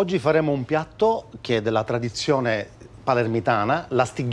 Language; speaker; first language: Italian; native; Italian